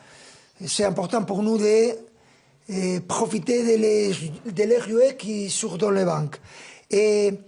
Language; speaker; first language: French; non-native, fluent; Spanish